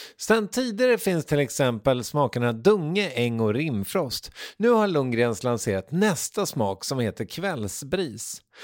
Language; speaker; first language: Swedish; native; Swedish